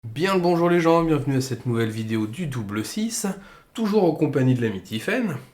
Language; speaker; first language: French; native; French